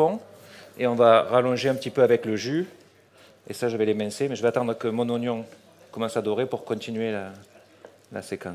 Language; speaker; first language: French; native; French